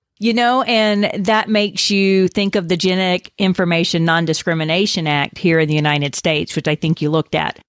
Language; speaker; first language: English; native; English